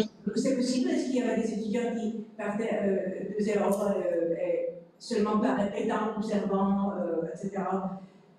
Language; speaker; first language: French; non-native, learner; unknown